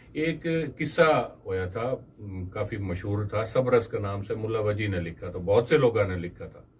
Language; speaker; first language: Urdu; non-native, local second language; Haryanvi